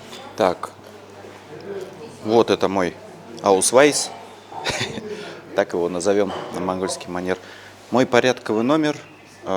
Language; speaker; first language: Russian; native; Russian